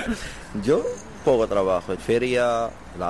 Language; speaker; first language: Spanish; non-native, learner; Arabic